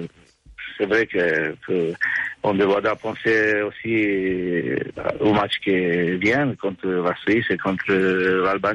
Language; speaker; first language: French; non-native, fluent; Romanian